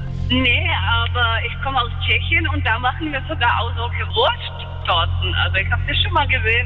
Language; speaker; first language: German; non-native, fluent; Czech